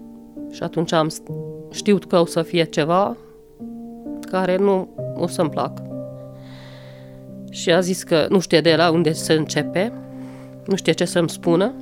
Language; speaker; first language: Romanian; non-native, local second language; Hungarian